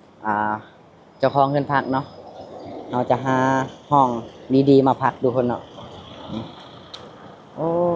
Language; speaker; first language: Thai; non-native, local second language; Lao